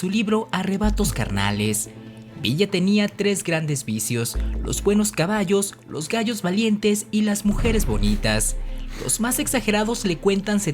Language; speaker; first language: Spanish; native; Spanish